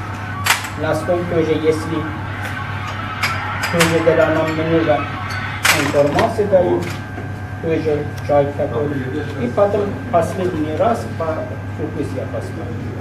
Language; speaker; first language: Russian; non-native, learner; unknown